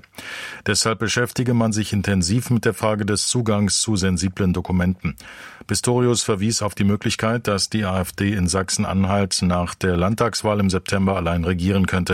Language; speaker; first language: German; native; German